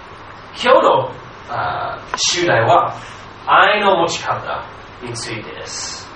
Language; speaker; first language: Japanese; non-native, fluent; English